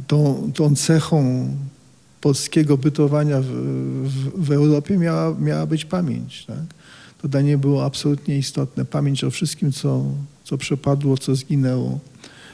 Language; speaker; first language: Polish; native; Polish